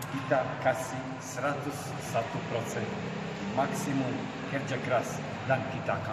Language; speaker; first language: Indonesian; non-native, learner; Armenian